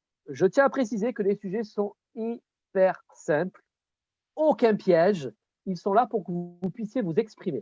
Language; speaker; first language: French; native; French